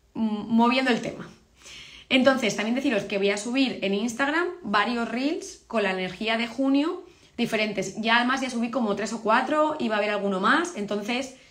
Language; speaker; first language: Spanish; native; Spanish